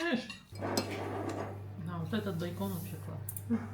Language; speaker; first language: Russian; native; Russian